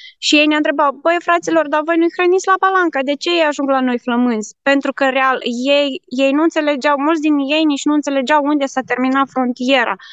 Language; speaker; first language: Romanian; native; Romanian